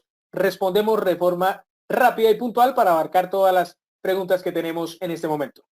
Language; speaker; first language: Spanish; native; Spanish